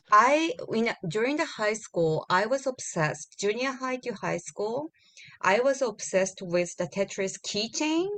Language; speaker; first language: English; non-native, learner; Japanese